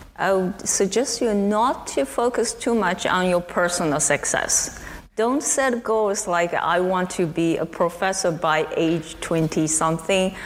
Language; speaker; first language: English; non-native, fluent; Chinese